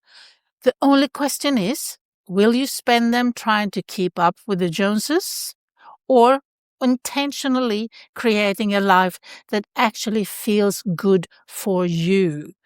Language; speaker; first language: English; non-native, fluent; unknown